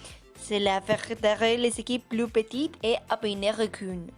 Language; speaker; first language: French; non-native, learner; Spanish